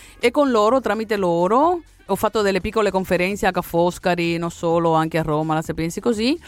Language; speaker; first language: Italian; non-native, fluent; Spanish